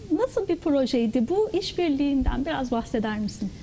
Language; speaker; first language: Turkish; native; Turkish